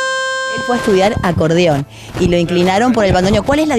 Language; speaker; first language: Spanish; native; Spanish